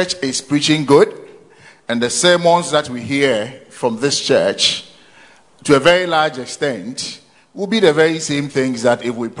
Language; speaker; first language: English; non-native, local second language; Akan